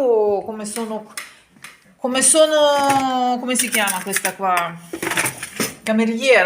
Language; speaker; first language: Italian; non-native, learner; Ukrainian